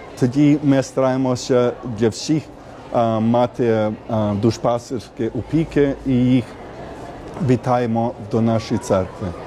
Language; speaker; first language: Ukrainian; early bilingual, heritage; Ukrainian